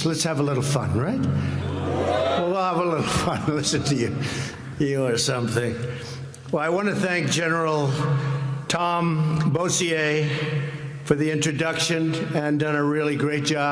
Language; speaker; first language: English; native; English